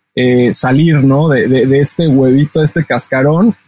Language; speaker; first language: Spanish; native; Spanish